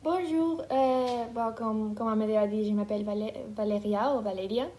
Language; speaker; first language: French; non-native, fluent; Ukrainian